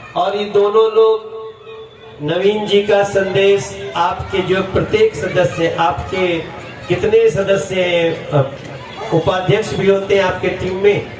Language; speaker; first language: Hindi; native; Hindi